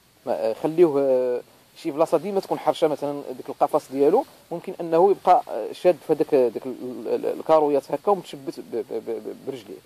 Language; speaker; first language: Arabic; native; Arabic